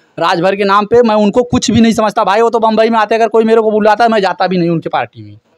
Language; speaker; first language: Hindi; native; Hindi